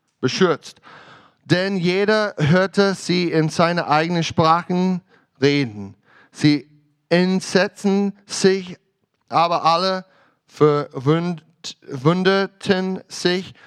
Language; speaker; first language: German; non-native, fluent; English